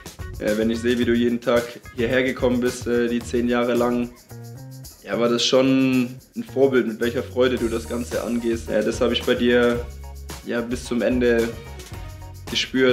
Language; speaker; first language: German; native; German